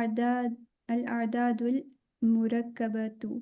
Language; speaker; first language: Arabic; non-native, learner; Urdu